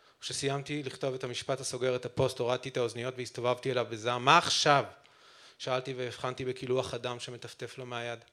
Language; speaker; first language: Hebrew; native; Hebrew